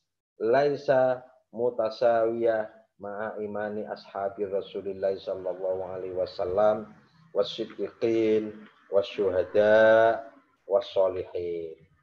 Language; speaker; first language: Arabic; non-native, fluent; Indonesian